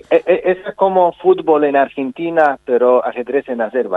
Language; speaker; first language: Spanish; non-native, fluent; Azerbaijani